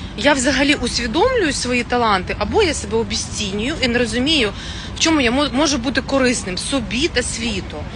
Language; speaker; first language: Ukrainian; non-native, local second language; Russian